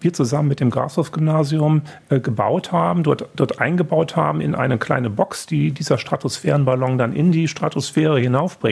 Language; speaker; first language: German; native; German